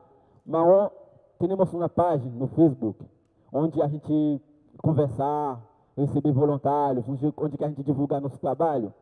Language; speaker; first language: Portuguese; non-native, learner; Haitian Creole